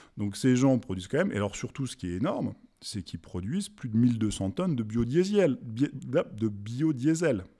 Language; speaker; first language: French; native; French